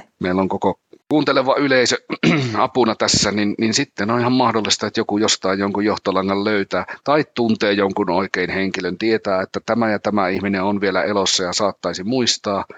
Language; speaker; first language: Finnish; native; Finnish